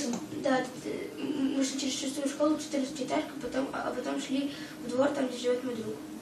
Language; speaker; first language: Russian; native; Russian